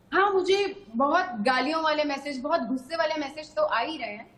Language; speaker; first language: Hindi; native; Hindi